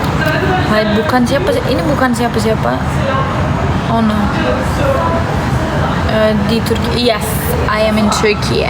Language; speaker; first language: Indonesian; non-native, learner; Turkish